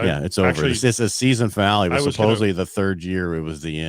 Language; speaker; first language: English; native; English